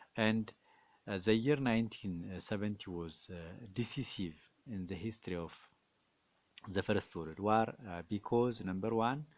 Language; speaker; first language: English; non-native, local second language; Amharic